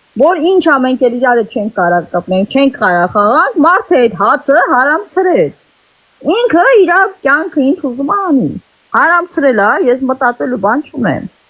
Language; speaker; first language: Armenian; native; Armenian